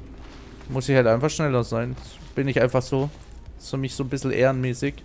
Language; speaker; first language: German; native; German